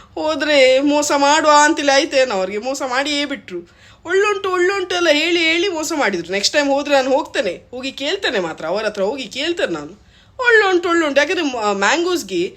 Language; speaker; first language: Kannada; native; Kannada